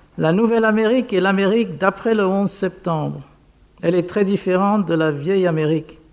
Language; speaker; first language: French; non-native, fluent; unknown